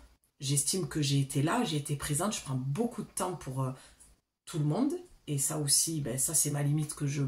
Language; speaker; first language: French; native; French